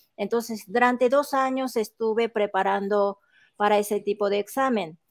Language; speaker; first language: Spanish; non-native, fluent; Japanese